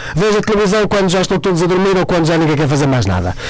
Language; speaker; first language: Portuguese; native; Portuguese